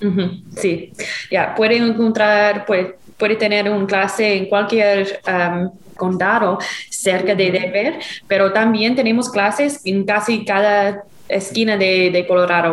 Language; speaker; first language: Spanish; non-native, fluent; English